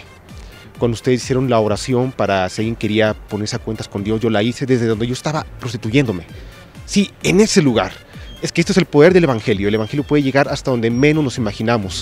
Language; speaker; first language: Spanish; native; Spanish